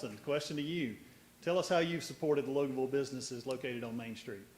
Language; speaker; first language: English; native; English